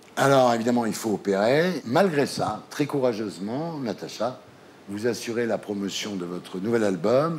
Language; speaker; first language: French; native; French